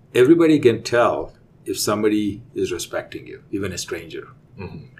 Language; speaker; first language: English; non-native, local second language; Telugu